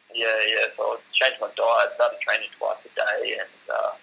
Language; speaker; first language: English; native; English